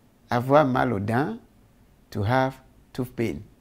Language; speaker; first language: English; non-native, local second language; Akan